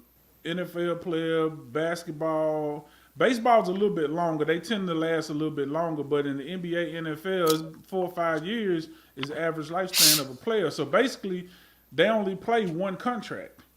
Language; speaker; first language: English; native; English